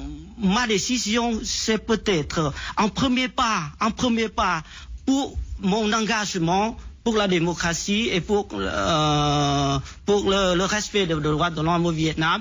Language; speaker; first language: French; non-native, fluent; Vietnamese